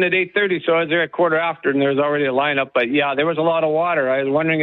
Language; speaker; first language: English; native; English